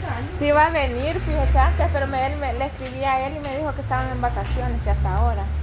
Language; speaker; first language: Spanish; native; Spanish